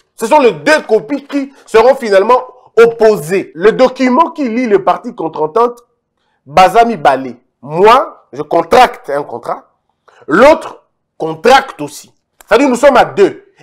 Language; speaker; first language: French; non-native, local second language; Lingala